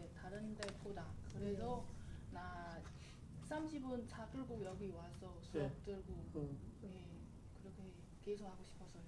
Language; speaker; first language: Korean; non-native, learner; Chinese